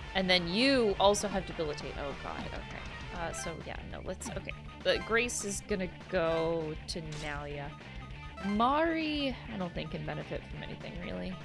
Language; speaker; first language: English; native; English